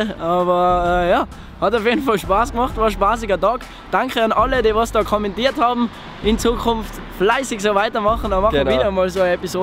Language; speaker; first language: German; native; German